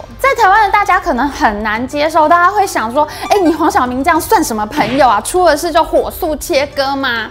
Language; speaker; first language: Chinese; native; Chinese